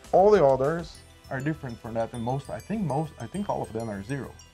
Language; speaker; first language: English; non-native, fluent; Portuguese